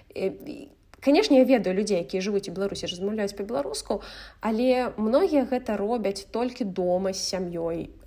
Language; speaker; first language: Belarusian; non-native, local second language; Russian